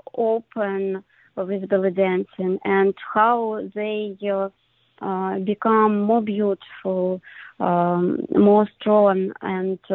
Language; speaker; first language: English; non-native, learner; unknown